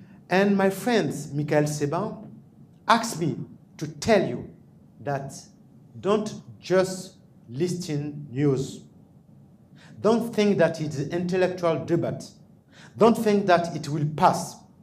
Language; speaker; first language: English; non-native, fluent; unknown